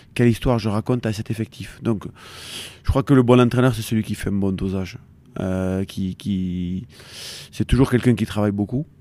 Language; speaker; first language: French; native; French